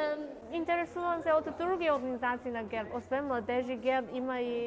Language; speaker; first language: Bulgarian; non-native, learner; Chinese